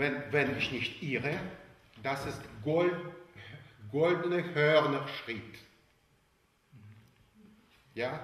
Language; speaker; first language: German; non-native, learner; Russian